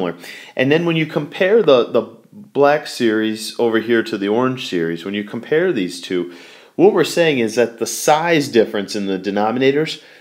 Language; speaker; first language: English; native; English